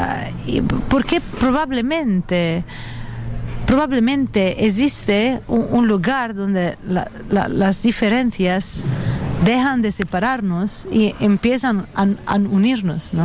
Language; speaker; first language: Spanish; non-native, fluent; Italian